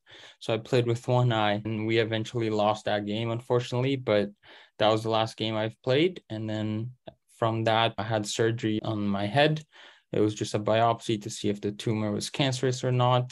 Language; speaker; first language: English; early bilingual, other home language; Portuguese